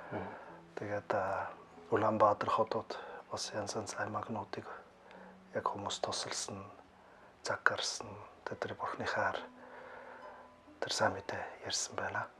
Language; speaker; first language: Mongolian; non-native, fluent; German